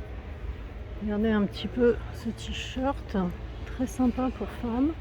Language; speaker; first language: French; native; French